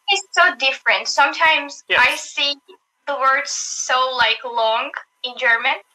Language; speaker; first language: English; non-native, learner; Turkish